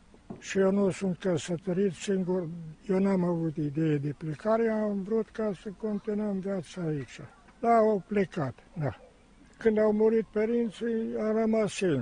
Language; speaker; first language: Romanian; non-native, local second language; German